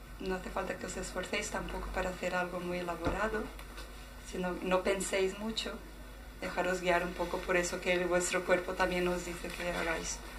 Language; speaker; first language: Spanish; non-native, fluent; Portuguese